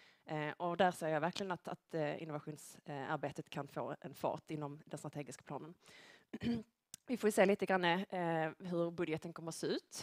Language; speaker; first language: Swedish; native; Swedish